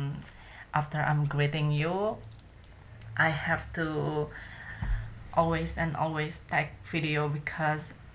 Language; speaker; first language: English; non-native, learner; Indonesian